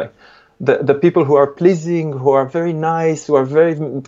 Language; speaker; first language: English; non-native, fluent; Hebrew